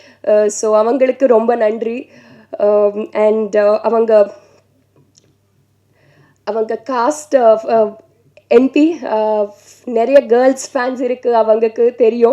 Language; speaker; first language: Tamil; non-native, learner; Telugu